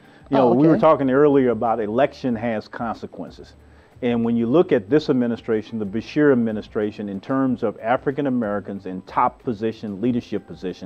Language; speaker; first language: English; native; English